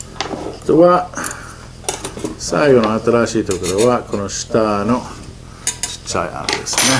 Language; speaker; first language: Japanese; non-native, fluent; English